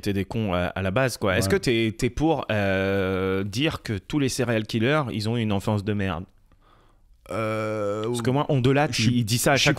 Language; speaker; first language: French; native; French